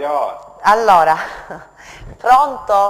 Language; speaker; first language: Italian; native; Italian